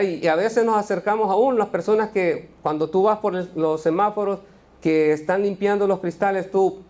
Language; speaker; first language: Spanish; native; Spanish